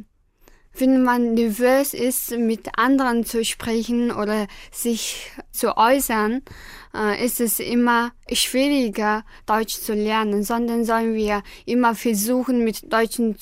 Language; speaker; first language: German; non-native, learner; Mongolian